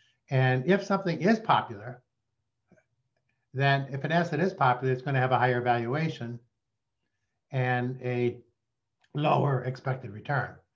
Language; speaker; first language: English; native; English